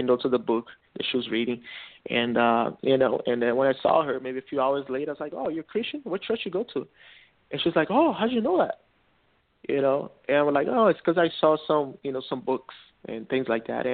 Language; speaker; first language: English; non-native, fluent; Portuguese